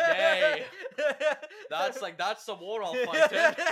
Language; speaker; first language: English; non-native, fluent; Turkish